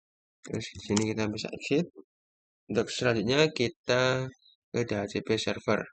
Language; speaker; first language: Indonesian; native; Indonesian